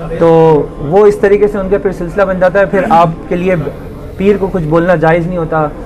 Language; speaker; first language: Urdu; native; Urdu